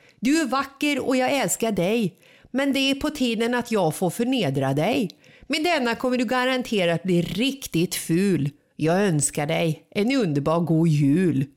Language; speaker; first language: Swedish; native; Swedish